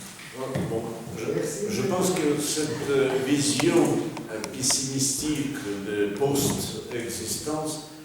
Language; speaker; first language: French; non-native, fluent; Russian